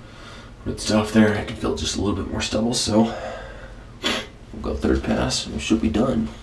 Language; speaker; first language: English; native; English